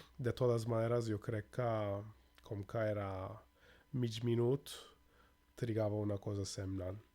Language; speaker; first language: Catalan; non-native, fluent; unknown